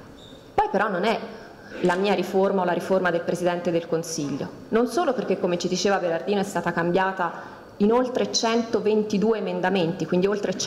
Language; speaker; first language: Italian; native; Italian